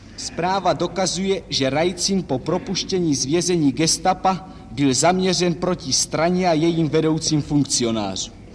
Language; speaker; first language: Czech; native; Czech